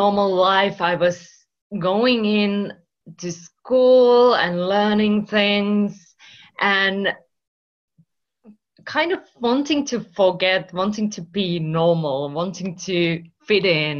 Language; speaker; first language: English; non-native, fluent; Finnish